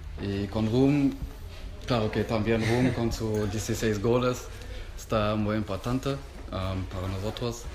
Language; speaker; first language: Spanish; non-native, learner; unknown